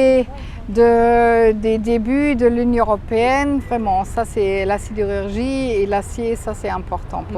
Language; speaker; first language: French; non-native, fluent; German